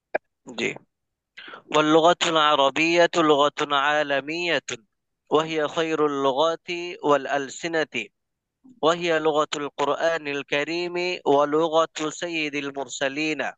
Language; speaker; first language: Arabic; non-native, learner; Bangla